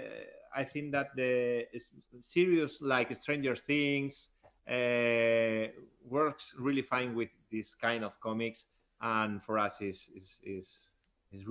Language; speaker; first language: English; non-native, learner; Spanish